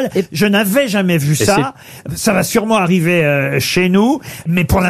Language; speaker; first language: French; native; French